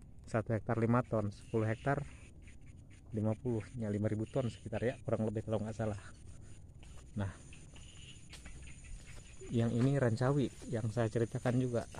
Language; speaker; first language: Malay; non-native, local second language; Sundanese